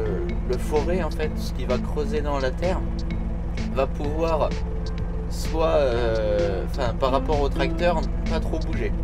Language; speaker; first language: French; native; French